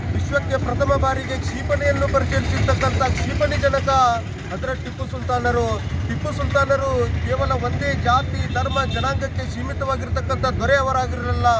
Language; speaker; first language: Kannada; non-native, local second language; Urdu